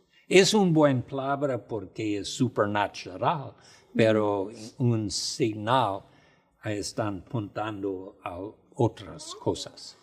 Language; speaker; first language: Spanish; non-native, fluent; English